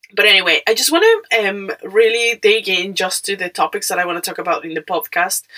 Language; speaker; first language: English; non-native, fluent; Spanish